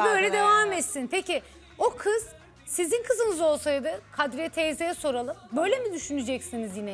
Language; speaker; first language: Turkish; native; Turkish